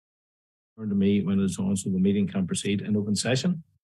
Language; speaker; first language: English; native; English